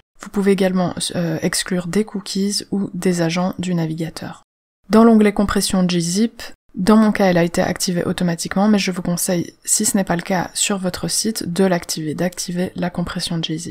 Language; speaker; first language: French; native; French